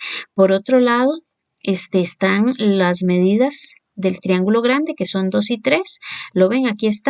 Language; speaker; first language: Spanish; native; Spanish